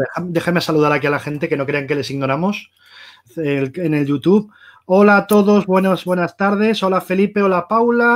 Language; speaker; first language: Spanish; native; Spanish